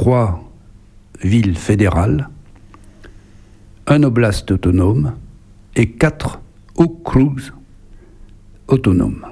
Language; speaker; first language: French; native; French